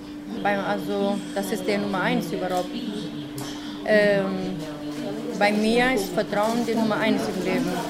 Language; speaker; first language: German; non-native, fluent; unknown